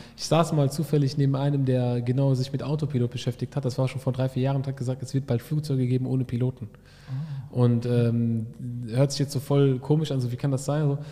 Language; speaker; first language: German; early bilingual, other home language; Arabic